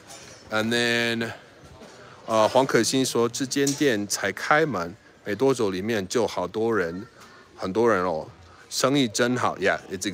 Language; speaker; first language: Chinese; non-native, fluent; English